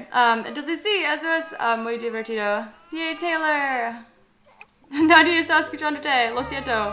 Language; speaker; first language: Spanish; non-native, learner; English